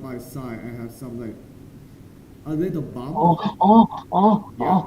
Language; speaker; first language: English; non-native, learner; Thai